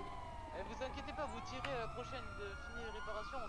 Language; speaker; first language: French; native; French